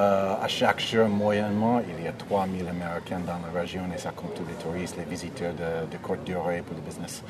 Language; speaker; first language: French; non-native, fluent; English